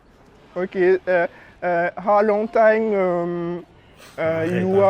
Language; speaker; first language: English; non-native, learner; French